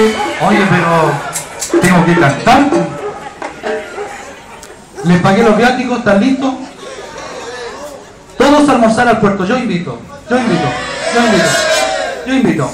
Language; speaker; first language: Spanish; native; Spanish